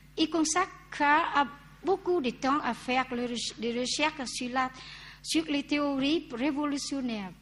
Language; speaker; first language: French; non-native, fluent; Vietnamese